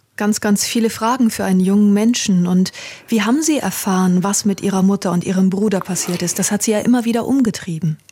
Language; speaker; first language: German; native; German